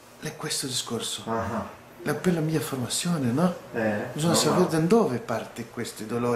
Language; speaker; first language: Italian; non-native, learner; Portuguese